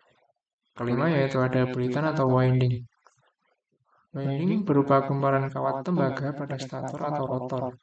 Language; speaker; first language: Indonesian; native; Indonesian